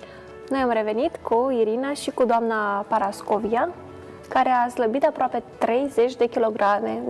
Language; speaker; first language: Romanian; native; Romanian